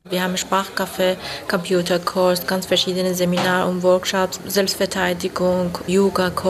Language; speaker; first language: German; non-native, fluent; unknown